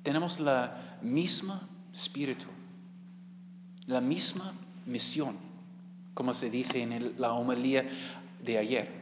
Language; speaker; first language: Spanish; non-native, learner; English